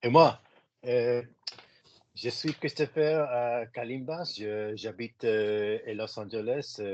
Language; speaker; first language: French; non-native, learner; English